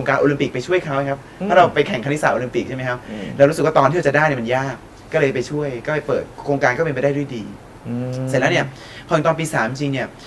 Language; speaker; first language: Thai; native; Thai